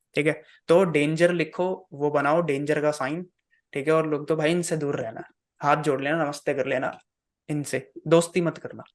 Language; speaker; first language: Hindi; native; Hindi